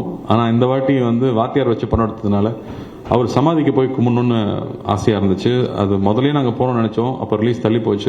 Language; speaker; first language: Tamil; native; Tamil